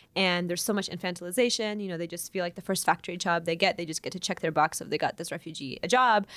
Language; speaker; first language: English; native; English